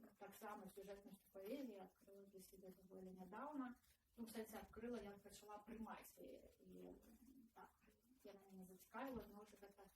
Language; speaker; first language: Belarusian; non-native, local second language; Russian